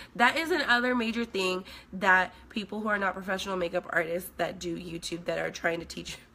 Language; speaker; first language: English; non-native, fluent; Swedish